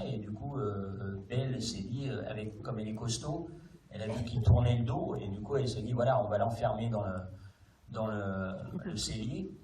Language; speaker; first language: French; native; French